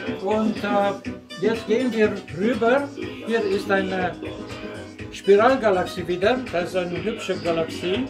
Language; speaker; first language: German; non-native, fluent; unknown